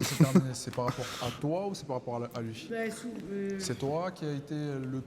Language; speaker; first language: French; native; French